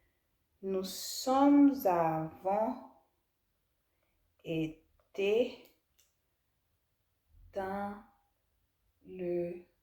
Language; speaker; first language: French; non-native, learner; English